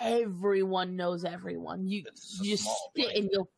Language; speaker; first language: English; native; English